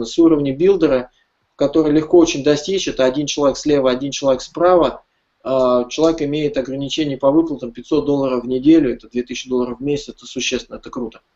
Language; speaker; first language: Russian; native; Russian